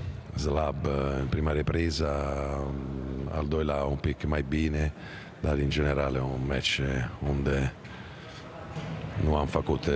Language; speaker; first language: Romanian; non-native, fluent; Italian